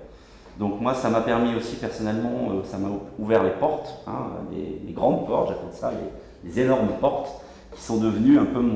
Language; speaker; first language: French; native; French